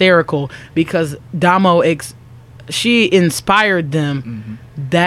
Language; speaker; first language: English; native; English